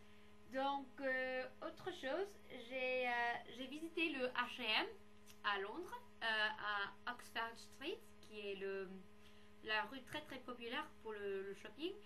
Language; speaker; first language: French; non-native, fluent; English